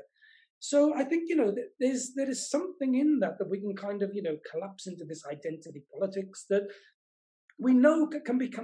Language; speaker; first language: English; native; English